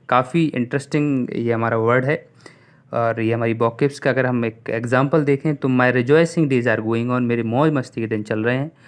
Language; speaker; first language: Hindi; native; Hindi